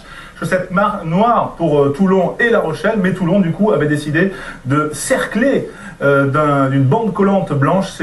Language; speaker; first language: French; native; French